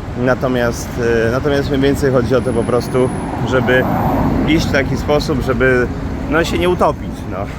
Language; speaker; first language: Polish; native; Polish